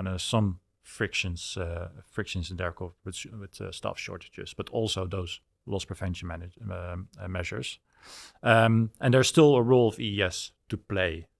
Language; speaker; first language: English; non-native, fluent; Dutch